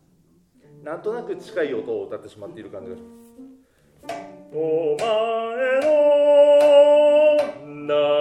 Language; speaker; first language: Japanese; native; Japanese